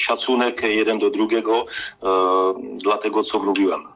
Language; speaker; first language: Polish; non-native, learner; Czech